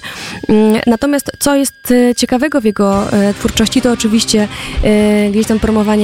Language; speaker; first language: Polish; native; Polish